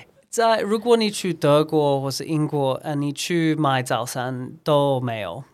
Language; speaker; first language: Chinese; non-native, learner; English